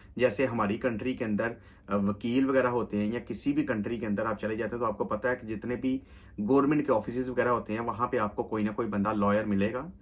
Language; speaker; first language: Urdu; non-native, local second language; Punjabi